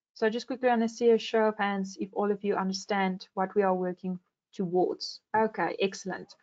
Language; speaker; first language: English; non-native, local second language; Afrikaans